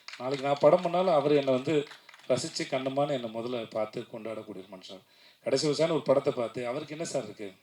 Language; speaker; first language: Tamil; native; Tamil